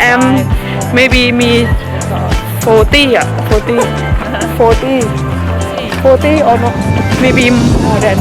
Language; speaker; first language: English; non-native, learner; Thai